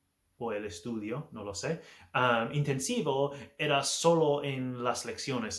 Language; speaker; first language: Spanish; non-native, learner; English